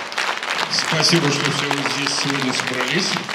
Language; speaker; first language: Russian; native; Russian